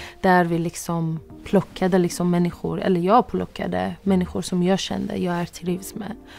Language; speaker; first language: Swedish; non-native, fluent; Persian